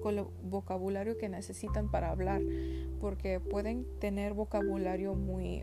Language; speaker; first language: Spanish; early bilingual, heritage; Spanish